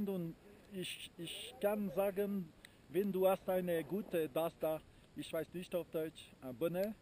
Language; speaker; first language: German; non-native, learner; French